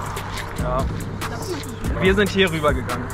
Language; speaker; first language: German; native; German